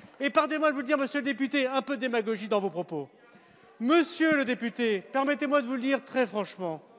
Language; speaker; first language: French; native; French